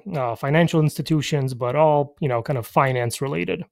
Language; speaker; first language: English; early bilingual, other home language; Polish